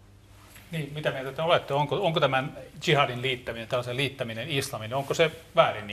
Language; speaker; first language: Finnish; native; Finnish